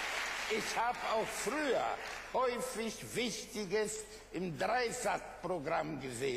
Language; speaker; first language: German; early bilingual, other home language; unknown